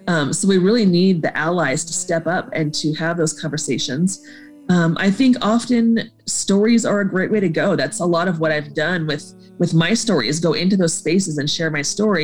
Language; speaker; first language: English; native; English